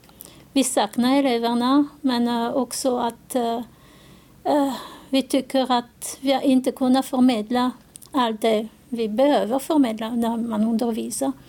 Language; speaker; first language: Swedish; non-native, fluent; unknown